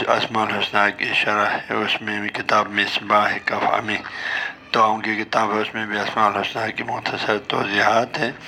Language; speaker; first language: Urdu; non-native, local second language; Balti